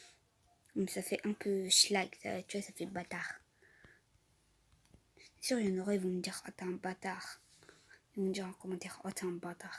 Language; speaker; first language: French; native; French